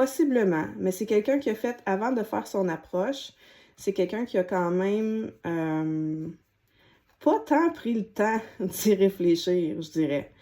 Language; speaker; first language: French; native; French